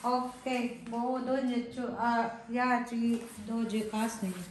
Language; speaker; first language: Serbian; non-native, learner; Filipino